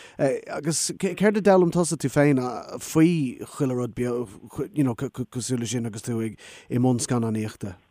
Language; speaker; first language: Irish; non-native, local second language; English